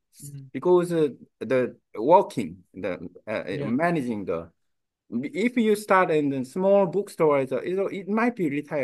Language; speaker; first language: English; non-native, learner; Korean